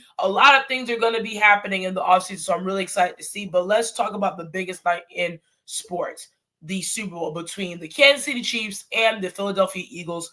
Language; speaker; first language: English; native; English